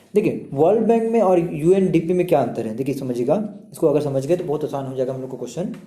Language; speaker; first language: Hindi; native; Hindi